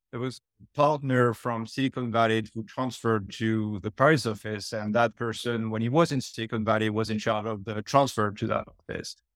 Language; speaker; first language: English; non-native, fluent; French